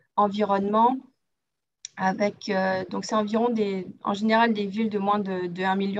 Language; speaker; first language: French; native; French